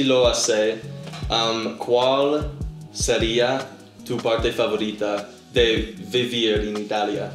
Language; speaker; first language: Spanish; non-native, learner; English